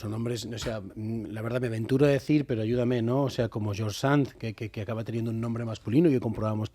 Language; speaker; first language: Spanish; native; Spanish